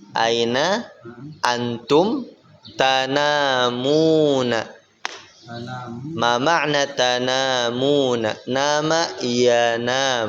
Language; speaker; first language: Arabic; non-native, fluent; Indonesian